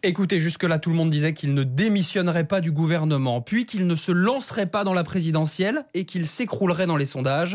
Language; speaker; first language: French; native; French